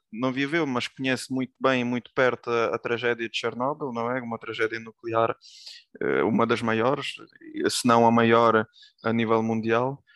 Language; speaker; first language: Portuguese; early bilingual, other home language; Ukrainian